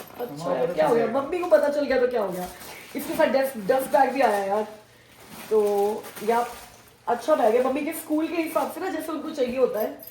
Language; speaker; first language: Hindi; native; Hindi